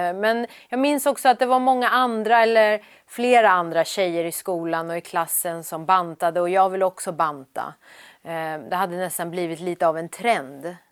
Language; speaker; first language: Swedish; early bilingual, other home language; Persian